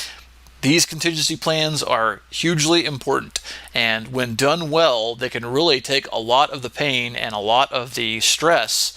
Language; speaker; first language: English; native; English